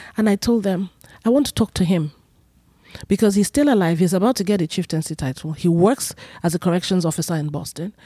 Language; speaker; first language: English; non-native, local second language; Igbo